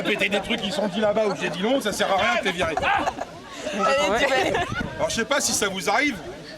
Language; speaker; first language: French; native; French